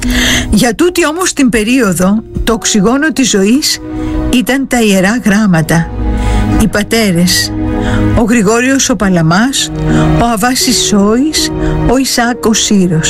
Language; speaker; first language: Greek; native; Greek